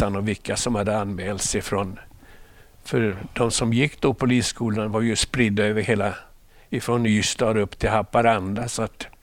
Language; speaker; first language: Swedish; native; Swedish